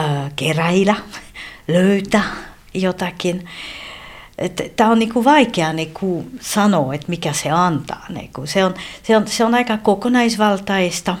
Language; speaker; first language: Finnish; non-native, fluent; French